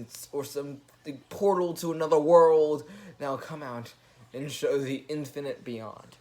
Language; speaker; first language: English; native; English